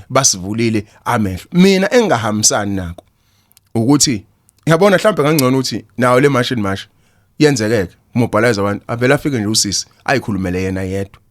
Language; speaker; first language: Zulu; native; Zulu